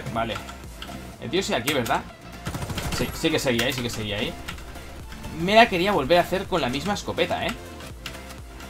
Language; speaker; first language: Spanish; native; Spanish